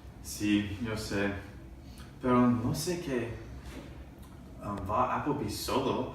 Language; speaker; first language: Spanish; non-native, learner; English